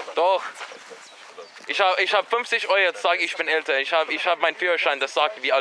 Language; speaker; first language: German; non-native, learner; English